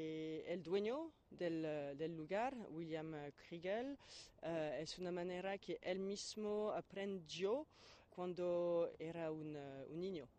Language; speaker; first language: Spanish; non-native, fluent; French